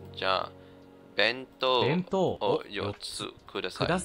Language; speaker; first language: Japanese; non-native, learner; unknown